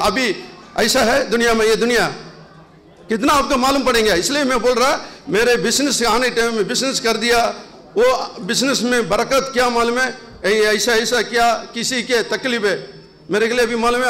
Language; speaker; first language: Hindi; non-native, local second language; Urdu